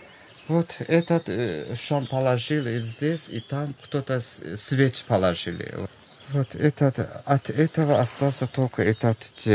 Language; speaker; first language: Russian; non-native, local second language; Azerbaijani